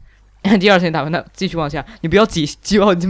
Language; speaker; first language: Chinese; native; Chinese